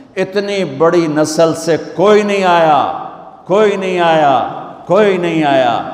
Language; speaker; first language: Urdu; non-native, local second language; Punjabi